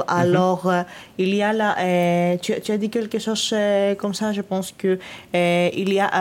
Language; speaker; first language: French; non-native, learner; Greek